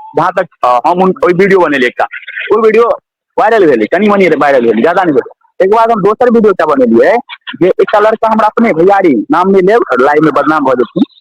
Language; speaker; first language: Maithili; native; Maithili